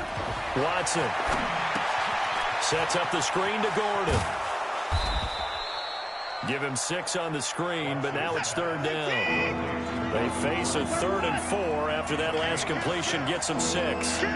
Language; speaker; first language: English; native; English